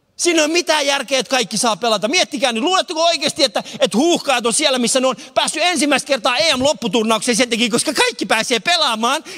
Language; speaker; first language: Finnish; non-native, fluent; Persian